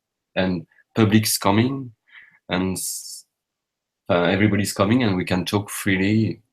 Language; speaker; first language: English; non-native, learner; French